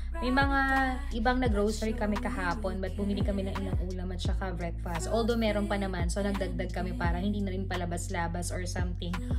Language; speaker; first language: Filipino; native; Filipino